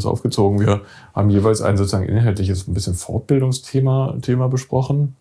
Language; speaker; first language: German; native; German